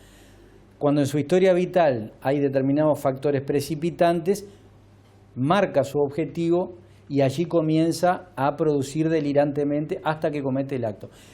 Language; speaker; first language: Spanish; native; Spanish